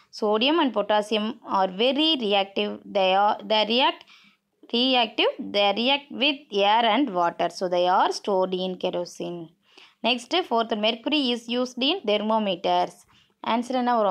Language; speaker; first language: English; non-native, local second language; Tamil